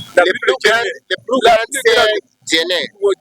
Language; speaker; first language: French; non-native, learner; Portuguese